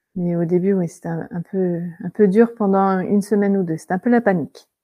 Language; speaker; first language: French; native; French